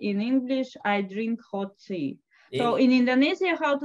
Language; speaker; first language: English; non-native, fluent; Russian